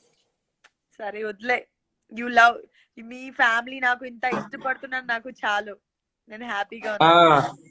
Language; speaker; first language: Telugu; non-native, local second language; Gujarati